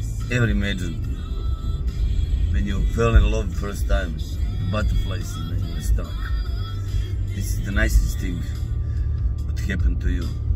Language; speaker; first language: English; non-native, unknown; Croatian